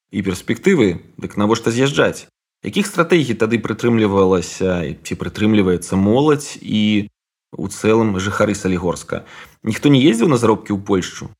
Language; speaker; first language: Belarusian; non-native, local second language; Russian